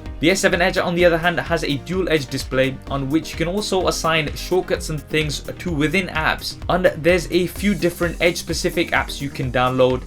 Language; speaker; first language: English; native; English